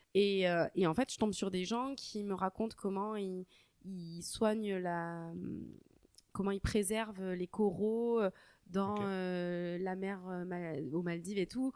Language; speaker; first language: French; native; French